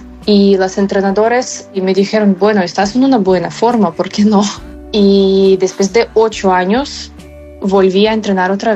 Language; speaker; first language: Spanish; non-native, fluent; Ukrainian